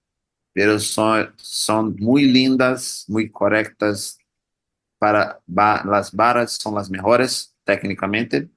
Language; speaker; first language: Spanish; non-native, learner; Portuguese